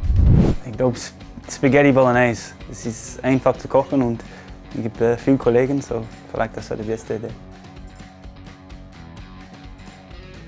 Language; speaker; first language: German; non-native, learner; English